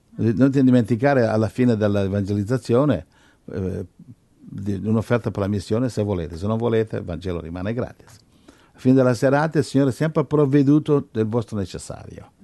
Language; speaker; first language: Italian; non-native, fluent; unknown